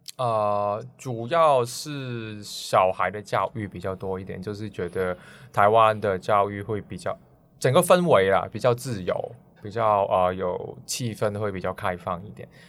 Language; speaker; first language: Chinese; non-native, local second language; Cantonese